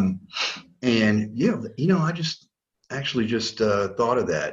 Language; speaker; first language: English; native; English